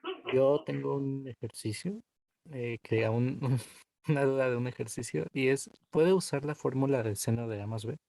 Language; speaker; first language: Spanish; native; Spanish